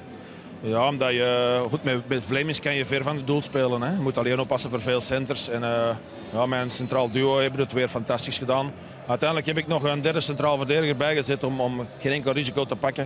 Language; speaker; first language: Dutch; native; Dutch